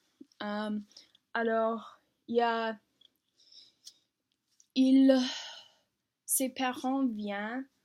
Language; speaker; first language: French; non-native, learner; English